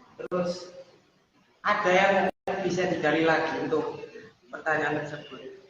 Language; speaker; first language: Indonesian; native; Indonesian